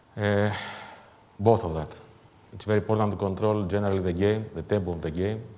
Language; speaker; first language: English; non-native, fluent; Greek